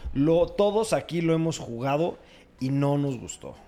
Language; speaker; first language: Spanish; native; Spanish